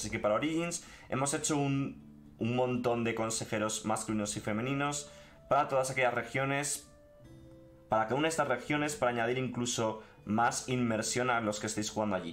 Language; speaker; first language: Spanish; native; Spanish